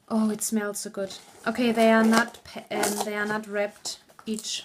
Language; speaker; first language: English; non-native, fluent; German